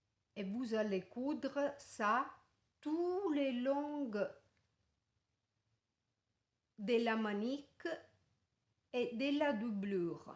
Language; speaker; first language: French; non-native, fluent; Italian